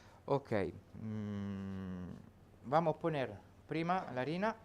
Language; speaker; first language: Spanish; non-native, learner; Italian